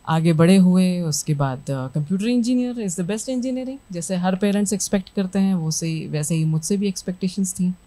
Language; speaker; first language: Hindi; native; Hindi